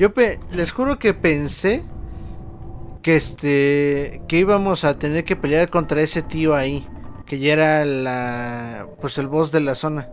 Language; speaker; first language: Spanish; native; Spanish